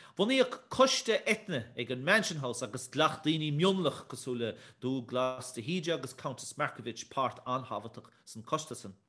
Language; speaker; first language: Irish; native; Irish